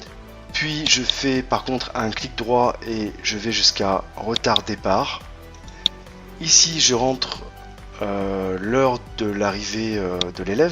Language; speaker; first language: French; native; French